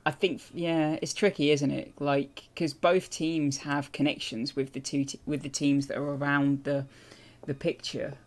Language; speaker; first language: English; native; English